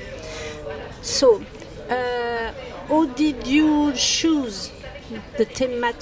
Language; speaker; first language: English; non-native, learner; French